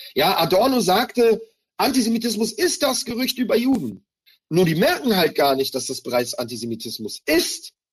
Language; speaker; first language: German; early bilingual, other home language; Hebrew